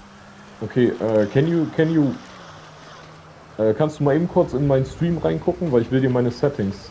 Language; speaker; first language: German; native; German